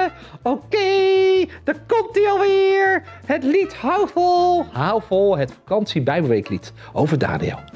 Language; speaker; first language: Dutch; native; Dutch